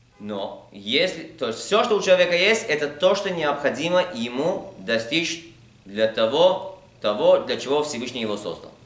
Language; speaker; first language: Russian; early bilingual, heritage; Russian